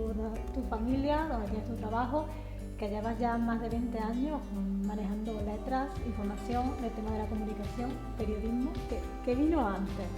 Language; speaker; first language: Spanish; native; Spanish